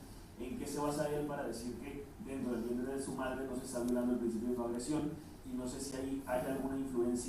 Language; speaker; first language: Spanish; native; Spanish